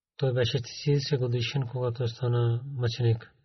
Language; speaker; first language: Bulgarian; non-native, learner; Urdu